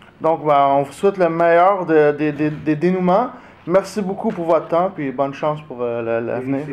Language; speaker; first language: French; native; French